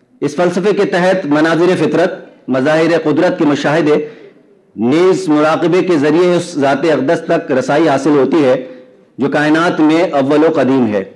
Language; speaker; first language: Urdu; native; Urdu